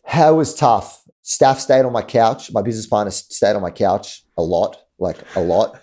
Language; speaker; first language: English; native; English